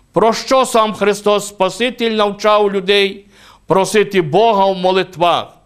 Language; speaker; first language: Ukrainian; native; Ukrainian